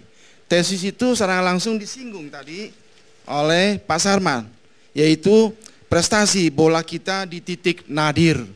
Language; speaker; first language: Indonesian; native; Indonesian